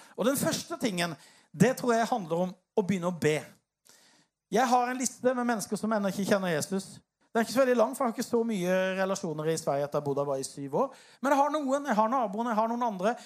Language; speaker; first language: Norwegian; native; Norwegian